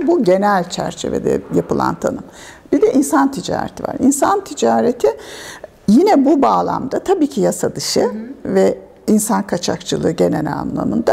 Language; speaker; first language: Turkish; native; Turkish